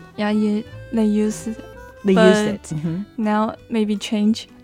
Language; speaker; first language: English; non-native, learner; Chinese